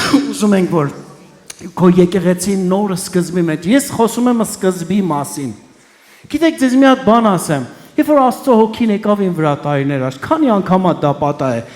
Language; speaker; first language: Armenian; early bilingual, heritage; Armenian